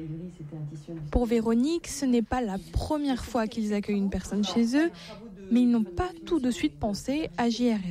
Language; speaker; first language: French; native; French